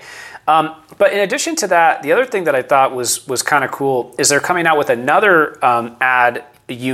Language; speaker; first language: English; native; English